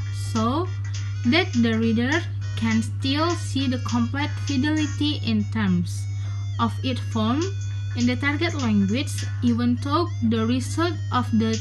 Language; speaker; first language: English; non-native, learner; Indonesian